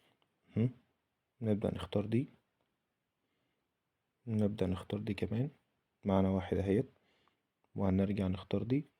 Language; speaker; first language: Arabic; native; Arabic